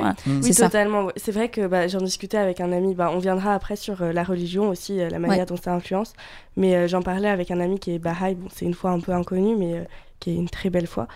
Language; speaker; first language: French; native; French